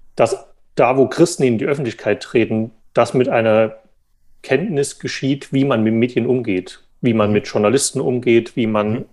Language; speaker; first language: German; native; German